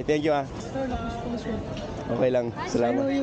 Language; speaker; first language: Filipino; non-native, learner; English